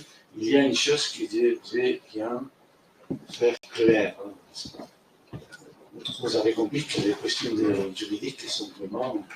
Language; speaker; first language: French; non-native, fluent; Spanish